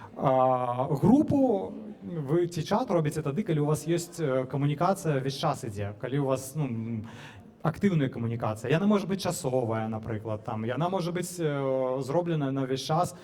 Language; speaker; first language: Belarusian; non-native, local second language; Russian